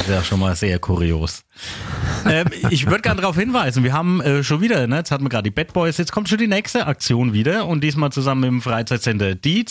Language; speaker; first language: German; native; German